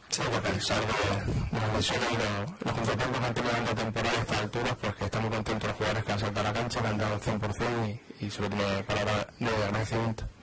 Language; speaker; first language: Spanish; native; Spanish